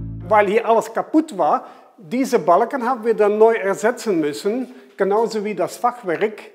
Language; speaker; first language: German; non-native, fluent; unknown